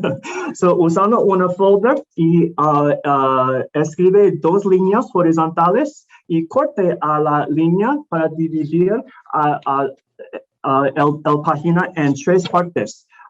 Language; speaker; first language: Spanish; non-native, learner; English